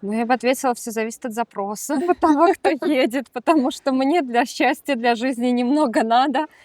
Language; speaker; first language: Russian; native; Russian